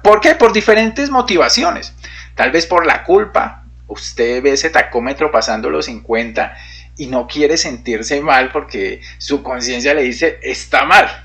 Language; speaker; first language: Spanish; native; Spanish